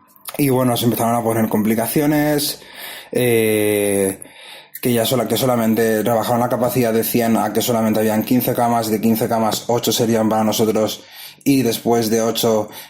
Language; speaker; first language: Spanish; native; Spanish